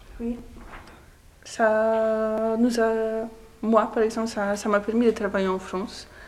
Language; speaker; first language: French; non-native, learner; Polish